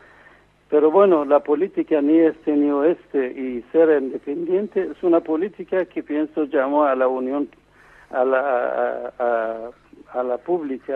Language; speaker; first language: Spanish; non-native, fluent; Persian